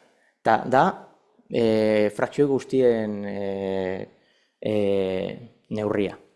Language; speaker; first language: Basque; non-native, local second language; Spanish